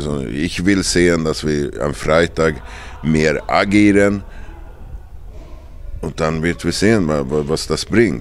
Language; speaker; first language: German; non-native, fluent; Swedish